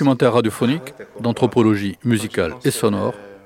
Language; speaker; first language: French; native; French